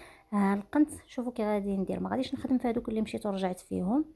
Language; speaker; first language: Arabic; native; Arabic